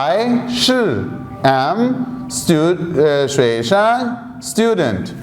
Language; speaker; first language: Chinese; non-native, fluent; Urdu